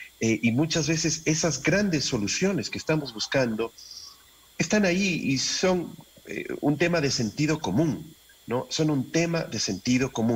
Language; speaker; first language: Spanish; native; Spanish